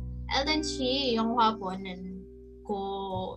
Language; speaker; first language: Korean; non-native, learner; Indonesian